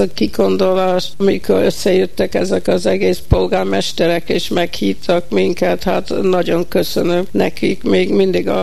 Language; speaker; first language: Hungarian; early bilingual, heritage; Hungarian